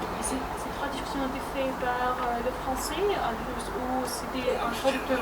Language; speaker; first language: French; non-native, fluent; Russian